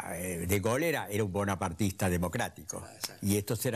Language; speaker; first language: Spanish; native; Spanish